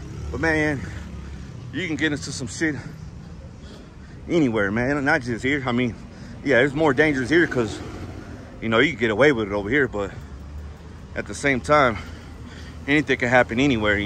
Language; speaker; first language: English; early bilingual, other home language; Spanish